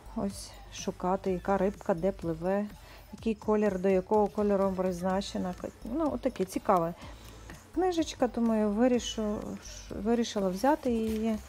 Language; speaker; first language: Ukrainian; non-native, local second language; Russian